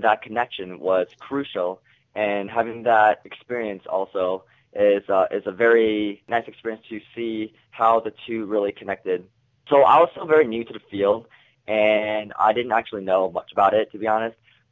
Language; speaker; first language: English; native; English